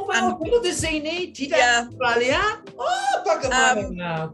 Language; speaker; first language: Indonesian; non-native, learner; English